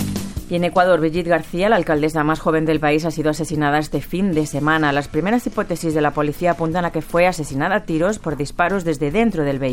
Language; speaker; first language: Spanish; native; Spanish